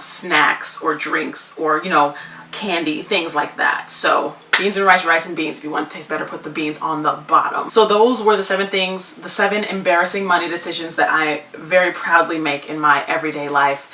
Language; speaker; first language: English; native; English